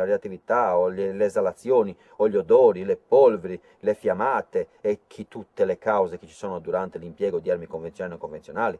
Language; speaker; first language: Italian; native; Italian